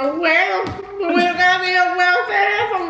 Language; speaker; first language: Spanish; early bilingual, heritage; Spanish